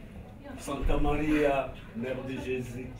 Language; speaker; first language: French; non-native, learner; Spanish